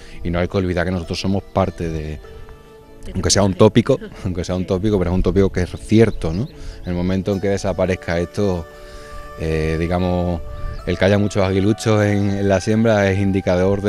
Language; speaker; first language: Spanish; native; Spanish